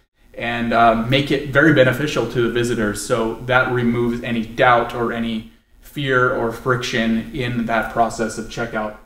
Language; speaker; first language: English; native; English